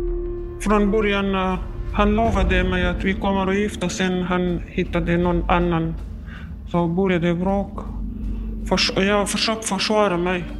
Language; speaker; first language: Swedish; non-native, learner; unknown